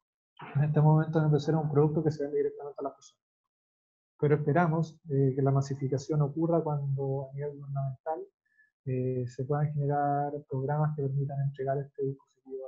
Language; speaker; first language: Spanish; native; Spanish